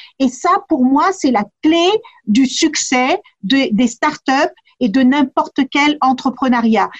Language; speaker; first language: French; early bilingual, other home language; Kabuverdianu